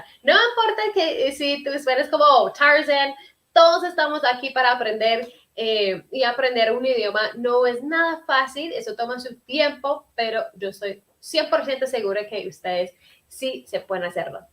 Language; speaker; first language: Spanish; non-native, fluent; English